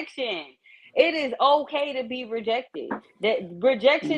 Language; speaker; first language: English; native; English